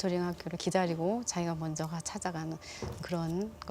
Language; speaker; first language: Korean; native; Korean